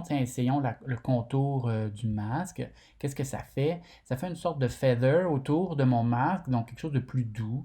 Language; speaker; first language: French; native; French